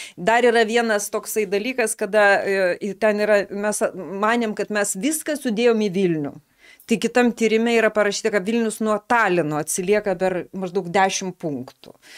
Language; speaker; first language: Lithuanian; native; Lithuanian